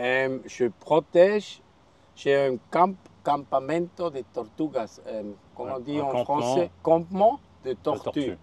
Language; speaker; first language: French; non-native, local second language; German